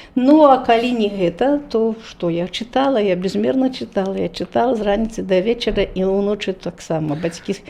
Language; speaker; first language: Belarusian; native; Belarusian